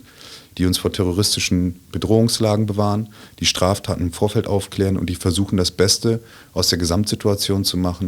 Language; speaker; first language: German; native; German